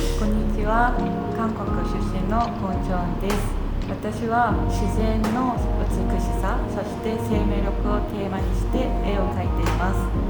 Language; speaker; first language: Japanese; non-native, fluent; Korean